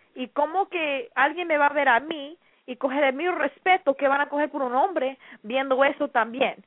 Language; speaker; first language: Spanish; early bilingual, heritage; Spanish